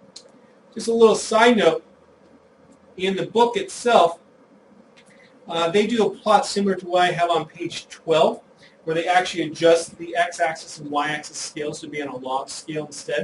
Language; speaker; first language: English; native; English